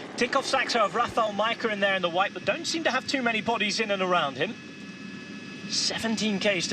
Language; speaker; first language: English; native; English